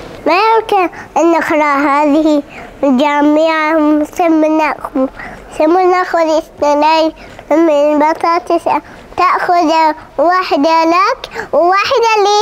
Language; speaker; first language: Arabic; early bilingual, heritage; Arabic